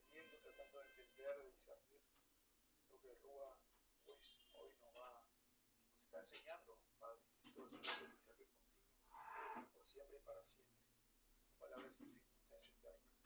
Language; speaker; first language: Spanish; native; Spanish